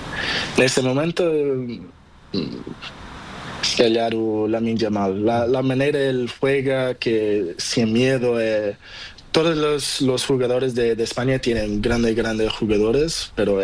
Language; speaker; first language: Spanish; non-native, learner; Portuguese